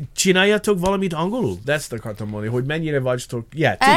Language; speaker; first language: Hungarian; non-native, fluent; English